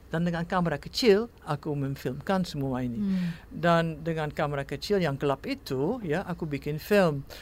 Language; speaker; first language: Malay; non-native, fluent; Dutch